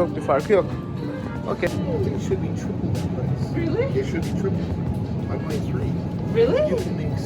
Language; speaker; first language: Turkish; native; Turkish